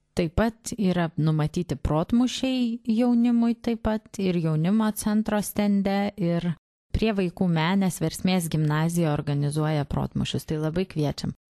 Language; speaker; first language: Lithuanian; native; Lithuanian